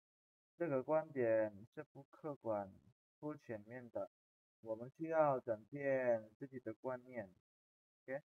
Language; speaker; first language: Chinese; non-native, fluent; Indonesian